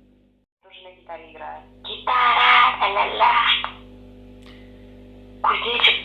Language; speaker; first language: Russian; native; Russian